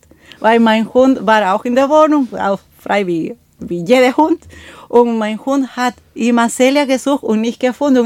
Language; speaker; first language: German; non-native, fluent; Spanish